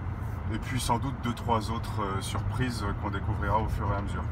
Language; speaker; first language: French; native; French